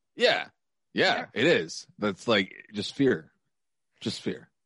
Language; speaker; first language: English; native; English